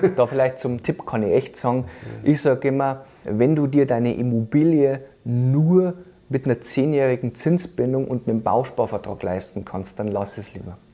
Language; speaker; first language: German; native; German